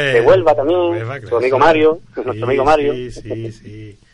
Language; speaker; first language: Spanish; native; Spanish